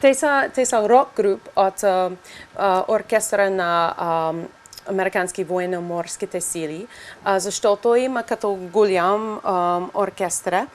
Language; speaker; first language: Bulgarian; non-native, learner; English